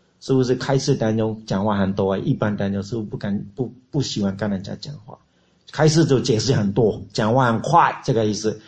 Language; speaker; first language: Chinese; non-native, learner; Burmese